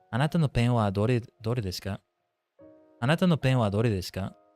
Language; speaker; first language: Japanese; non-native, learner; English